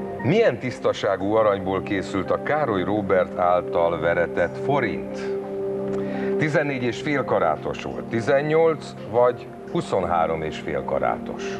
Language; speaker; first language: Hungarian; native; Hungarian